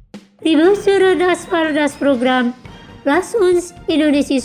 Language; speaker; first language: German; non-native, fluent; Indonesian